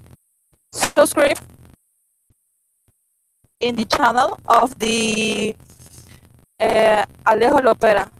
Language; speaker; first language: English; non-native, learner; Spanish